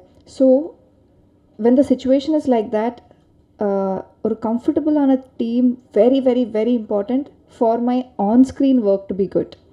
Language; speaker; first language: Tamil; non-native, learner; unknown